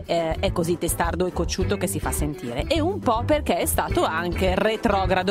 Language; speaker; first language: Italian; native; Italian